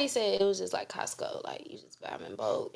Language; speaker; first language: English; native; English